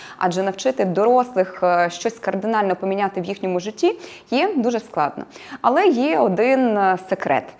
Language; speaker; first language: Ukrainian; native; Ukrainian